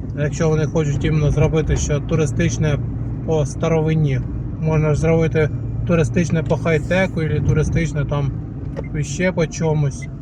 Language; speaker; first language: Ukrainian; non-native, local second language; Russian